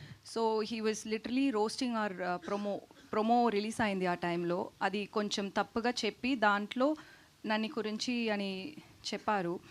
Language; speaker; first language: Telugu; non-native, learner; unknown